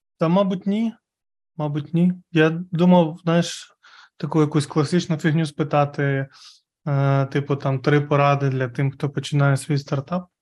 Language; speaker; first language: Ukrainian; native; Ukrainian